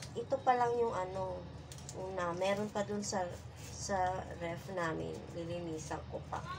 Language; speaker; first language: Filipino; non-native, local second language; Cebuano